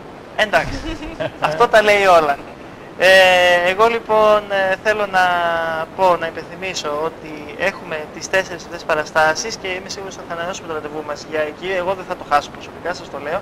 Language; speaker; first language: Greek; native; Greek